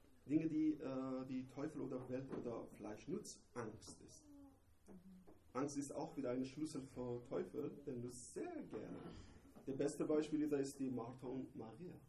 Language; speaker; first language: German; non-native, learner; Persian